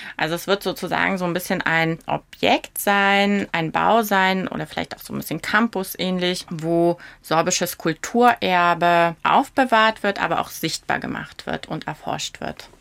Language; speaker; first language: German; non-native, local second language; Upper Sorbian